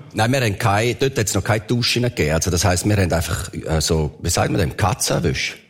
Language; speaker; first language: German; early bilingual, other home language; Italian